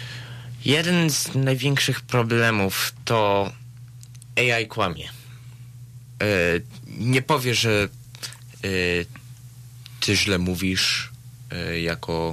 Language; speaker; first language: Polish; early bilingual, heritage; Polish